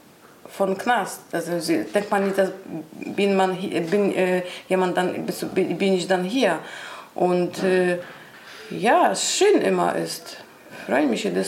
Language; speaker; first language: German; non-native, learner; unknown